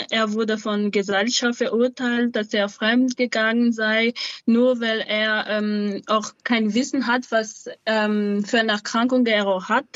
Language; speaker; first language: German; non-native, fluent; Malagasy